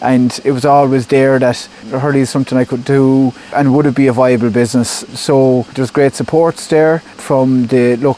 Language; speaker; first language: English; native; English